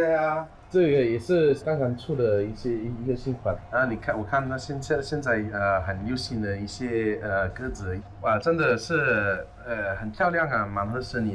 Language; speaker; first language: Chinese; non-native, fluent; French